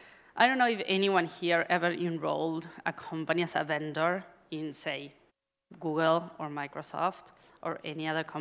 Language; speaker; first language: English; non-native, fluent; Spanish